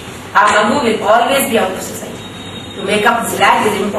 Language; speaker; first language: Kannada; non-native, local second language; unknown